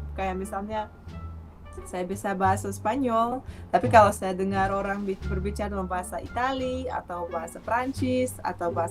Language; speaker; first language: Indonesian; non-native, fluent; Russian